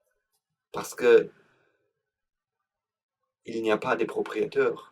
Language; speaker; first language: French; non-native, learner; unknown